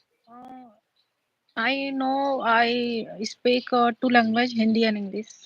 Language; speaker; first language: English; non-native, learner; Hindi